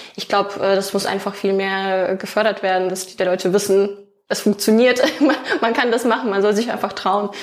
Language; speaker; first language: German; non-native, fluent; Ukrainian